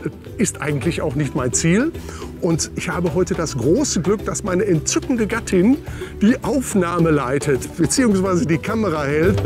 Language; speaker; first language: German; native; German